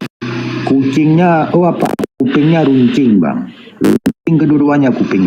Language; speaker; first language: Indonesian; native; Indonesian